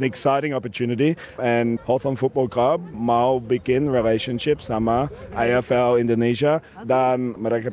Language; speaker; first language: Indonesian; non-native, fluent; English